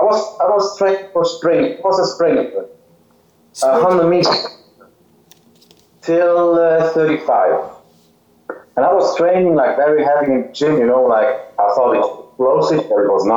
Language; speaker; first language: English; non-native, fluent; Swiss German